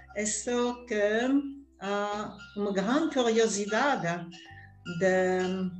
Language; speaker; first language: Portuguese; non-native, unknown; French